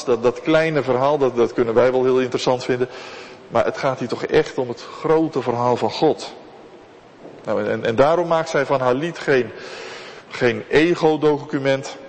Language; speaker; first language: Dutch; native; Dutch